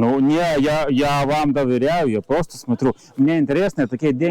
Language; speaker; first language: Russian; non-native, learner; Lithuanian